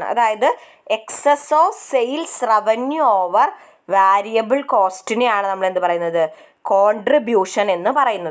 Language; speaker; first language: Malayalam; native; Malayalam